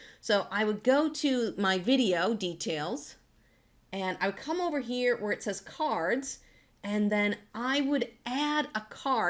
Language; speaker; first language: English; native; English